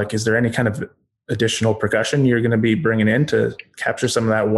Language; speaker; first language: English; native; English